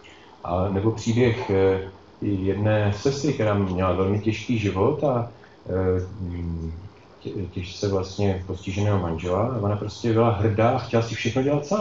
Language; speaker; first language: Czech; native; Czech